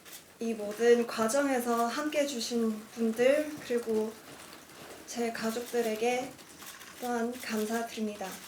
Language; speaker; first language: Korean; non-native, fluent; Cantonese